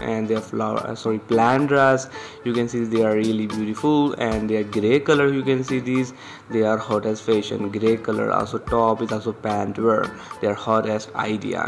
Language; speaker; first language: English; non-native, learner; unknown